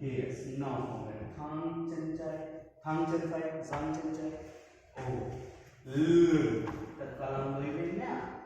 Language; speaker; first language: Vietnamese; non-native, learner; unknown